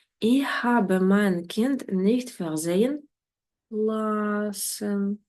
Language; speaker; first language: German; non-native, fluent; Ukrainian